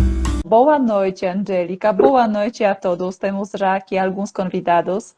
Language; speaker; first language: Portuguese; non-native, fluent; Polish